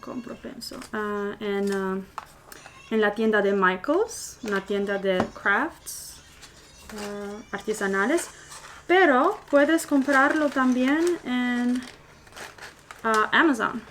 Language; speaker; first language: Spanish; non-native, fluent; English